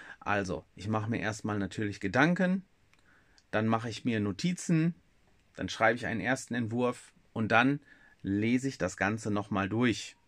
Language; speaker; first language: German; native; German